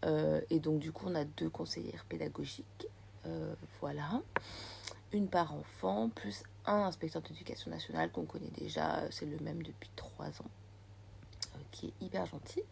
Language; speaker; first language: French; native; French